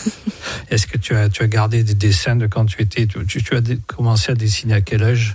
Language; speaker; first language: French; native; French